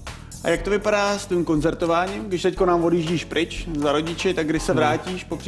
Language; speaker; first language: Czech; native; Czech